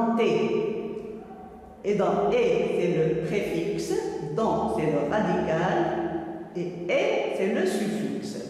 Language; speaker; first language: French; non-native, local second language; Arabic